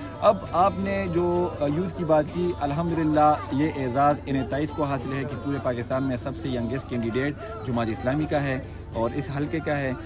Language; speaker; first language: Urdu; non-native, local second language; Pashto